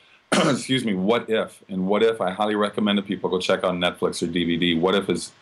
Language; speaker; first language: English; native; English